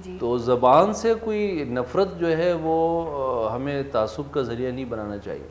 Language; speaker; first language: Urdu; non-native, local second language; Pashto